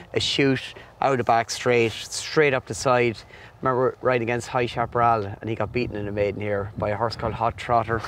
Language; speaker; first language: English; native; English